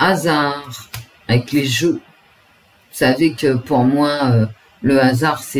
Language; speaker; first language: French; native; French